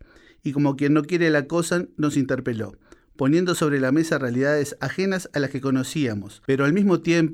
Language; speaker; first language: Spanish; native; Spanish